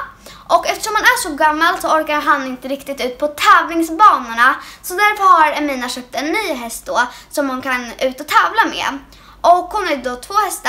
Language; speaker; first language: Swedish; native; Swedish